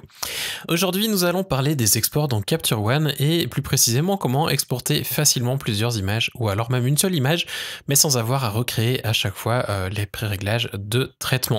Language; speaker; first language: French; native; French